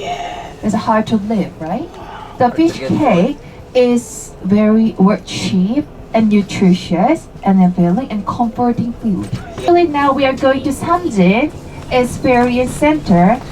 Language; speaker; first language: English; non-native, learner; Korean